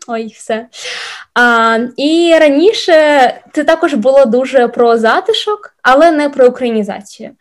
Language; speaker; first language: Ukrainian; non-native, local second language; Russian